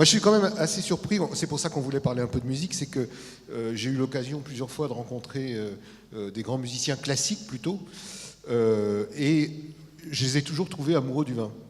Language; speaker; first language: French; native; French